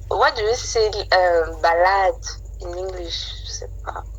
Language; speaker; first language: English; non-native, learner; French